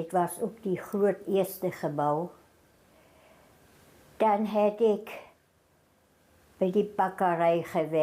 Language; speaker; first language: Afrikaans; non-native, local second language; German